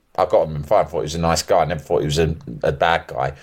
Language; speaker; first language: English; native; English